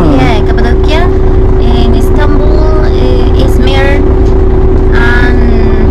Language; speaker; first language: English; non-native, fluent; Spanish